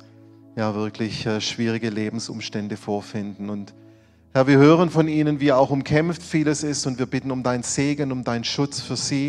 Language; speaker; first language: German; native; German